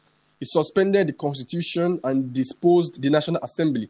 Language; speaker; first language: English; non-native, local second language; Yoruba